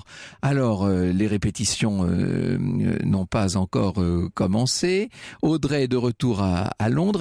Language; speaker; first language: French; native; French